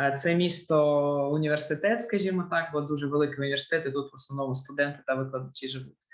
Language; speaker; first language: Ukrainian; non-native, local second language; Russian